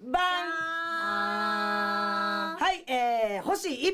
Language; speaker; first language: Japanese; native; Japanese